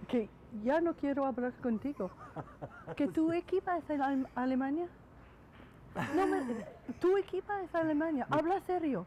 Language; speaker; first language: Spanish; non-native, fluent; English